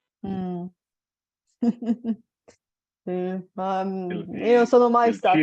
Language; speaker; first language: Italian; non-native, fluent; Bulgarian